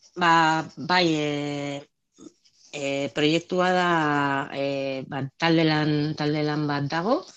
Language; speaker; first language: Basque; non-native, local second language; Spanish